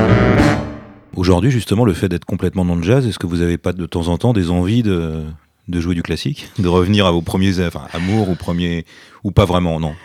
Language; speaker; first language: French; native; French